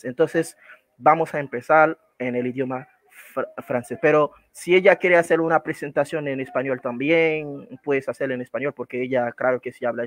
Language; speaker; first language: Spanish; non-native, fluent; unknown